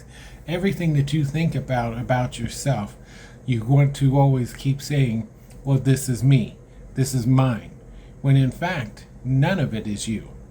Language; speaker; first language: English; native; English